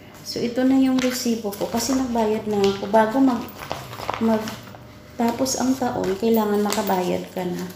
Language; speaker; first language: Filipino; non-native, local second language; Cebuano